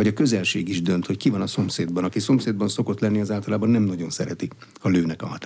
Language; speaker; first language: Hungarian; native; Hungarian